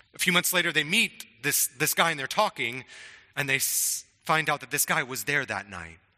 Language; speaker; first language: English; native; English